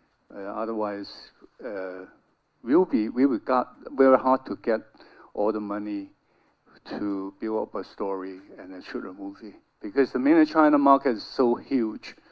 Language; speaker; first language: English; non-native, local second language; Cantonese